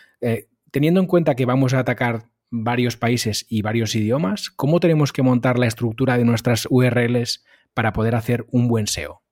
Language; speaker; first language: Spanish; non-native, local second language; Catalan